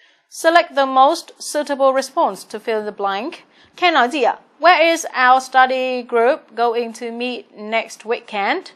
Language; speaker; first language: English; non-native, fluent; Vietnamese